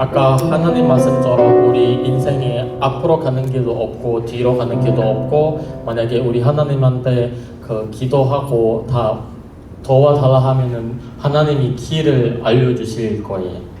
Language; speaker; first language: Korean; non-native, fluent; Indonesian